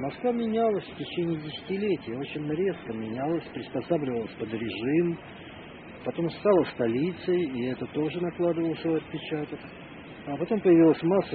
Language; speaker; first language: Russian; native; Russian